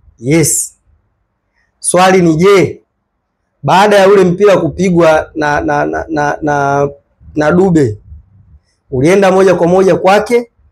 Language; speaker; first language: Swahili; native; Swahili